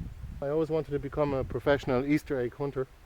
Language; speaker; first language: English; native; English